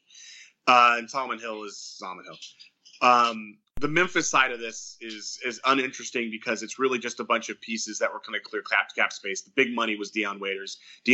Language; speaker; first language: English; native; English